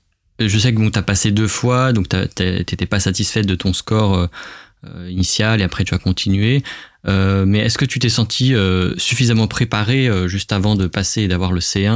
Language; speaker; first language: French; native; French